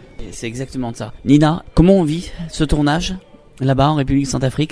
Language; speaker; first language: French; native; French